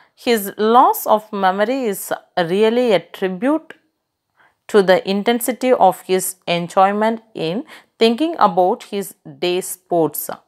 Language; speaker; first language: English; non-native, local second language; Tamil